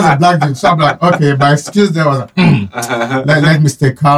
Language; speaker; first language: English; non-native, fluent; French